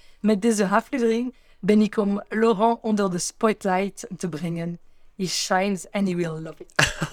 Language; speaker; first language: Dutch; non-native, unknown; French